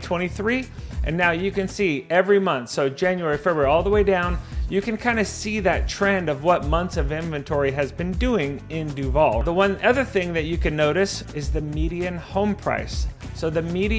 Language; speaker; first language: English; native; English